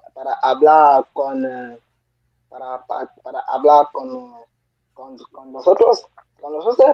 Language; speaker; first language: Spanish; non-native, learner; French